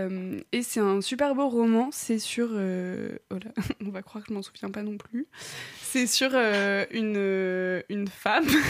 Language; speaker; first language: French; native; French